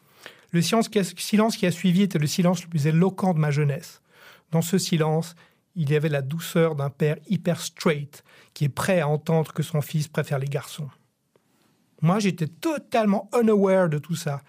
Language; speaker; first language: French; native; French